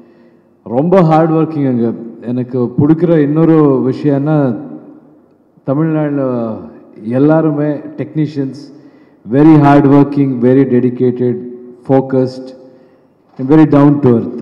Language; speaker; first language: Tamil; non-native, learner; Kannada